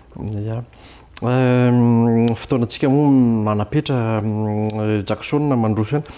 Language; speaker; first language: Malagasy; native; Malagasy